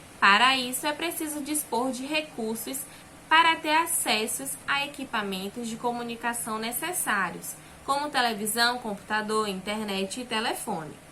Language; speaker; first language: Portuguese; native; Portuguese